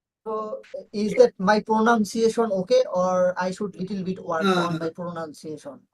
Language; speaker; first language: English; non-native, learner; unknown